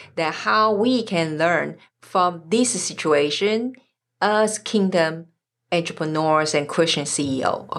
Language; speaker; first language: English; non-native, fluent; Chinese